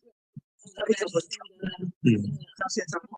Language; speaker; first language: Chinese; native; Chinese